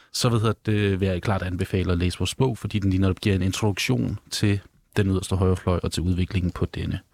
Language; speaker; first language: Danish; native; Danish